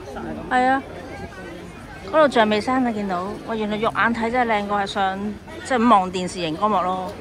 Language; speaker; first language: Chinese; native; Chinese